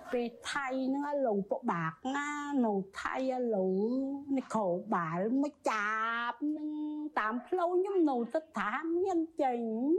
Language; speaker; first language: Khmer; native; Khmer